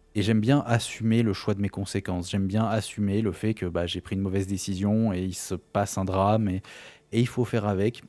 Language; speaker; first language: French; native; French